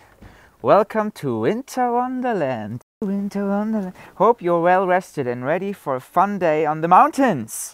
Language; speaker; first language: English; non-native, fluent; German